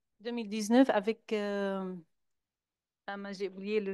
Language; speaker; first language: French; non-native, fluent; Arabic